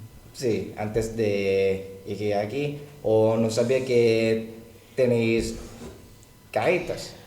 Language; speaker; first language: Spanish; non-native, learner; Thai